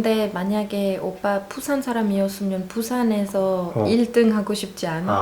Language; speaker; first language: Korean; non-native, fluent; Arabic